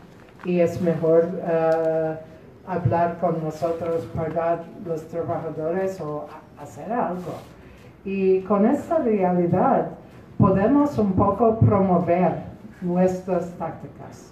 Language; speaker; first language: Spanish; non-native, fluent; Polish